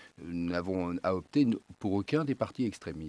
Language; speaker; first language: French; native; French